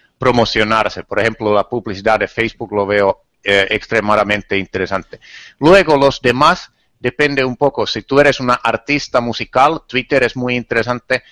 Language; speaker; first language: Spanish; non-native, fluent; Finnish